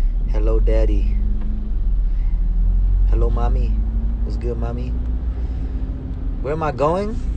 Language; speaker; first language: English; early bilingual, other home language; Korean